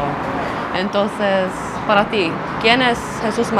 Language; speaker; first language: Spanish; non-native, learner; Swedish